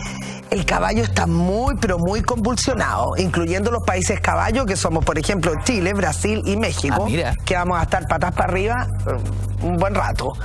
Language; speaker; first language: Spanish; native; Spanish